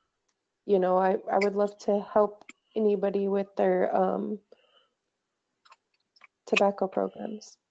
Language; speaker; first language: English; native; English